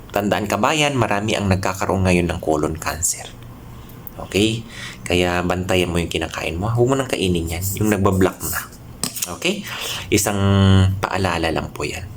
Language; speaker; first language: Filipino; non-native, local second language; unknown